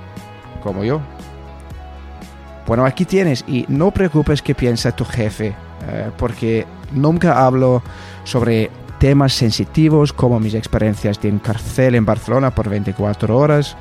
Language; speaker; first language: Spanish; non-native, fluent; English